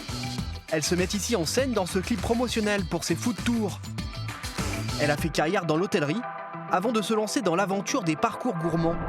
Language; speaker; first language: French; native; French